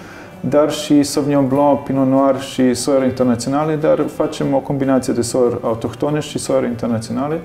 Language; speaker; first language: Romanian; non-native, learner; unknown